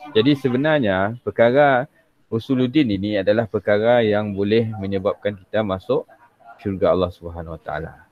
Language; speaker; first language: Malay; native; Malay